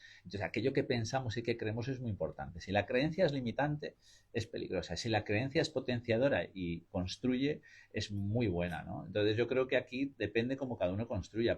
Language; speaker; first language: Spanish; native; Spanish